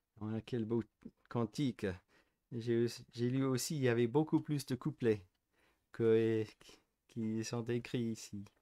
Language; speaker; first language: French; non-native, fluent; English